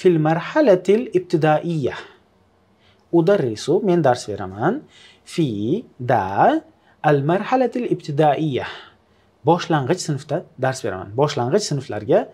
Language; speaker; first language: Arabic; non-native, fluent; Uzbek